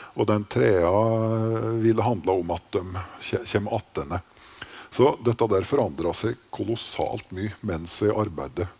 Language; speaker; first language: Norwegian; native; Norwegian